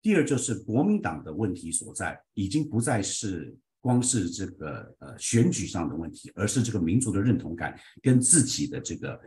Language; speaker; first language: Chinese; early bilingual, heritage; Chinese